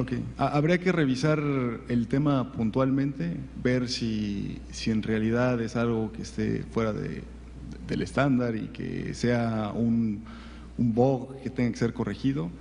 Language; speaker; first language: Spanish; native; Spanish